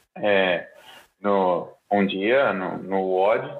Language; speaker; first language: Portuguese; native; Portuguese